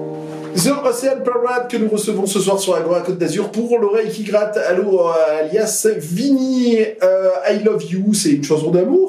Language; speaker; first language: French; native; French